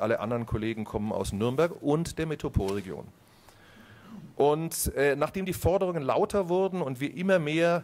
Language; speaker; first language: German; native; German